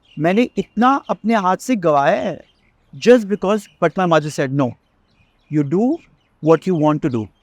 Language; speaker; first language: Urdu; native; Urdu